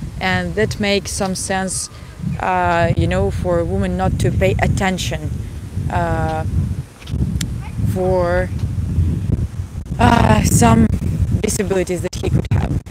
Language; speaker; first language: English; non-native, fluent; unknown